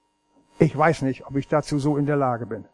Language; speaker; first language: German; native; German